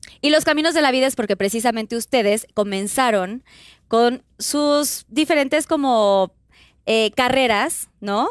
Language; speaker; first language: Spanish; native; Spanish